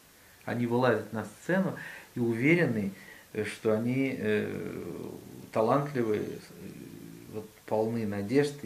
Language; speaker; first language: Russian; native; Russian